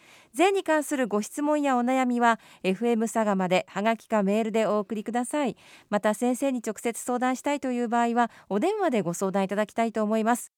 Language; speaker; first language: Japanese; native; Japanese